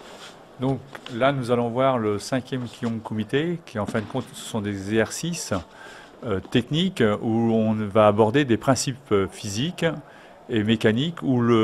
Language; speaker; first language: French; native; French